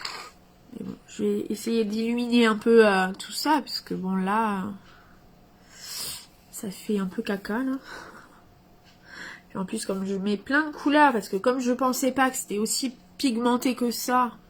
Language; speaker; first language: French; native; French